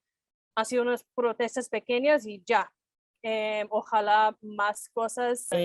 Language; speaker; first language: Spanish; non-native, fluent; English